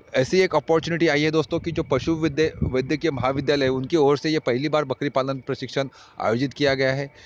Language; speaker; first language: Hindi; non-native, local second language; Marathi